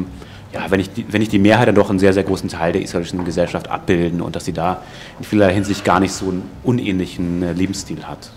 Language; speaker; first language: German; native; German